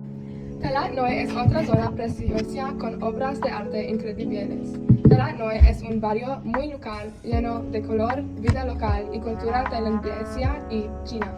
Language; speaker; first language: Spanish; non-native, learner; Thai